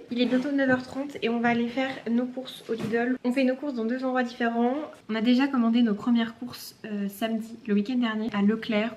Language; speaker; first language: French; native; French